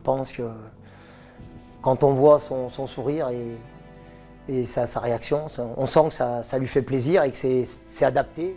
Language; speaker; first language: French; native; French